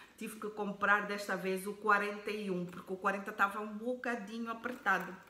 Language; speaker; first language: Portuguese; native; Portuguese